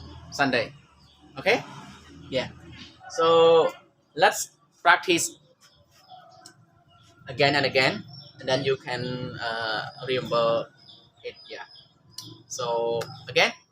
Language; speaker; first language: English; non-native, learner; Khmer